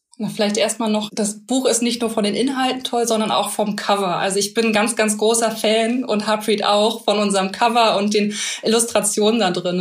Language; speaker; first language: German; native; German